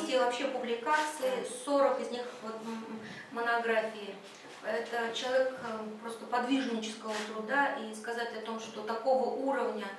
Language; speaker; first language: Russian; native; Russian